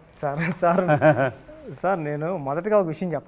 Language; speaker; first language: Telugu; native; Telugu